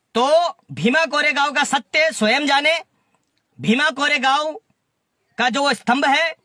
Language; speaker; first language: Hindi; native; Hindi